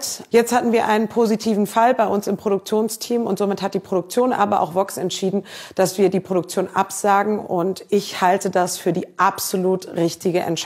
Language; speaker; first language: German; native; German